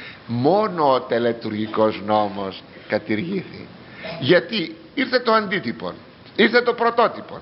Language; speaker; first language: Greek; native; Greek